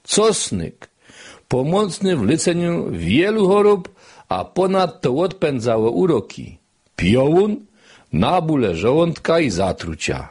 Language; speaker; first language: Polish; native; Polish